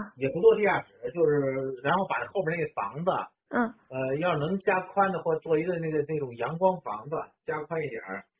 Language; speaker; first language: Chinese; native; Chinese